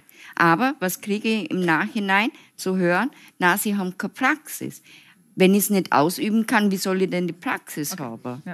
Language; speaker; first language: German; non-native, fluent; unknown